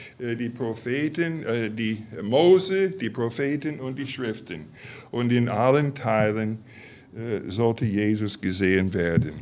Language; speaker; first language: German; non-native, fluent; English